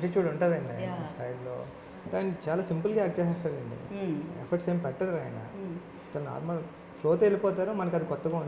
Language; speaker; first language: Telugu; native; Telugu